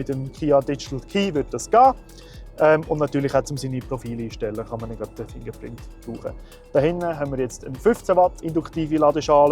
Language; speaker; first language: German; native; German